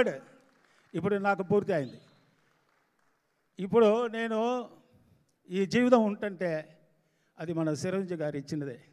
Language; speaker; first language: Telugu; non-native, learner; Tamil